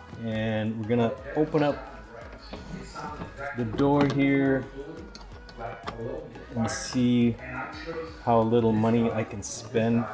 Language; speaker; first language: English; native; English